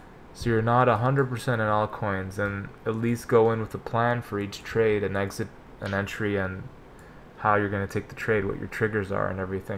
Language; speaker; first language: English; native; English